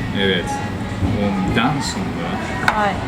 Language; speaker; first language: Turkish; non-native, fluent; Japanese